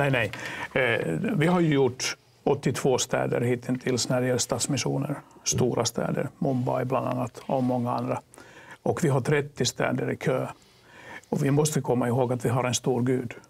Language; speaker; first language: Swedish; non-native, fluent; Finnish